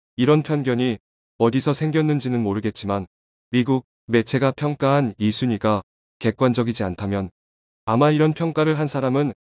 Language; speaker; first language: Korean; native; Korean